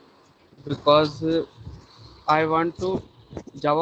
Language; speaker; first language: English; non-native, learner; Hindi